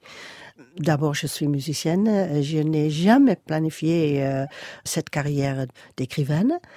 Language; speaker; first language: French; non-native, fluent; Dutch